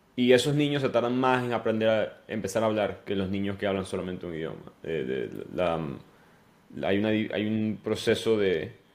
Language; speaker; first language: Spanish; native; Spanish